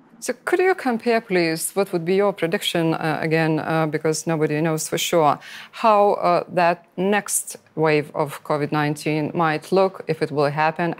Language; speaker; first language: English; non-native, fluent; Lithuanian